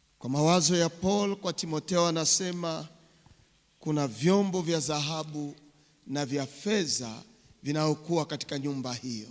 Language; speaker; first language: Swahili; native; Swahili